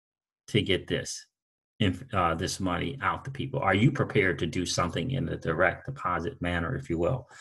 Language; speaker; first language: English; native; English